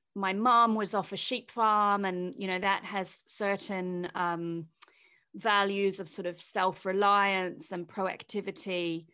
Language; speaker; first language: English; native; English